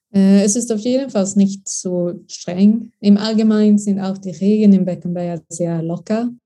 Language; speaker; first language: German; non-native, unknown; Swedish